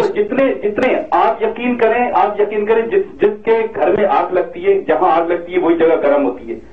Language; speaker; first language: Urdu; native; Urdu